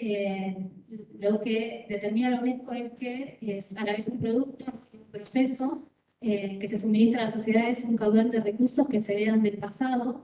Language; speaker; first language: Spanish; native; Spanish